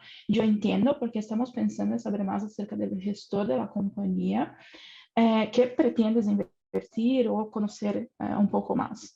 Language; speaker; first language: Spanish; non-native, fluent; Portuguese